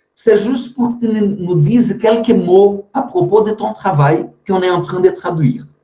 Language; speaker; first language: French; non-native, fluent; Portuguese